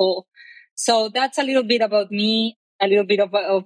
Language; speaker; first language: English; non-native, fluent; Spanish